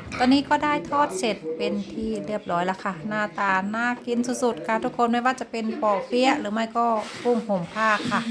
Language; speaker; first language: Thai; native; Thai